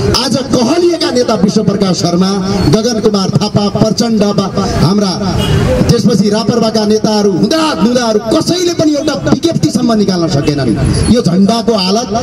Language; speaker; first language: Nepali; native; Nepali